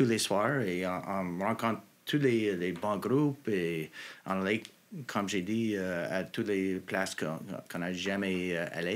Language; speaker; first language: French; non-native, local second language; English